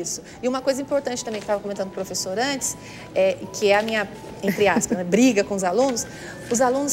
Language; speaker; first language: Portuguese; native; Portuguese